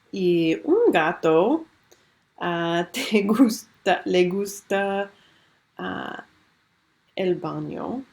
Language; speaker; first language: Spanish; non-native, learner; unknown